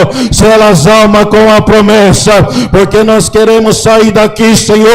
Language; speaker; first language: Portuguese; native; Portuguese